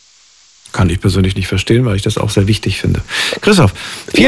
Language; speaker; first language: German; native; German